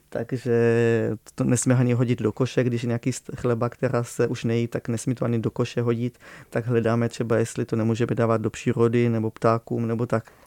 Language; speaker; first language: Czech; non-native, fluent; Hebrew